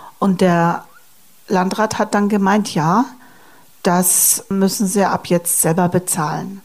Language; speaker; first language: German; native; German